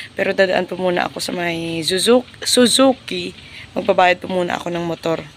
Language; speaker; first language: Filipino; native; Filipino